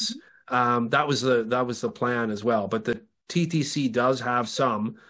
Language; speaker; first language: English; native; English